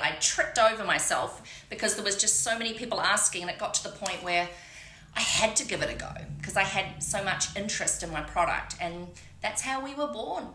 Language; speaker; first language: English; native; English